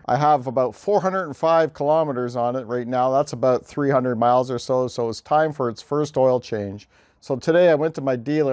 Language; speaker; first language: English; native; English